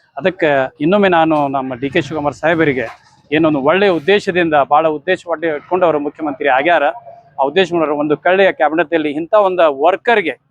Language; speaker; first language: Kannada; non-native, local second language; Urdu